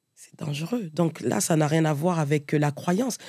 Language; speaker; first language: French; native; French